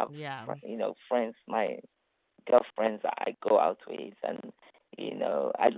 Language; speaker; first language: English; non-native, local second language; Igbo